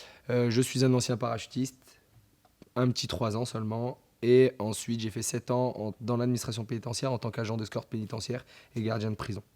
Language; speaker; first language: French; native; French